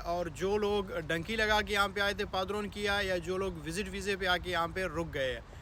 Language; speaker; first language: Hindi; non-native, local second language; Punjabi